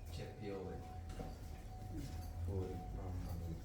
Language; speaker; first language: Italian; non-native, learner; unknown